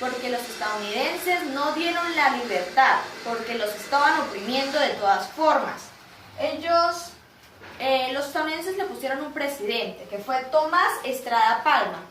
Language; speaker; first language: Spanish; native; Spanish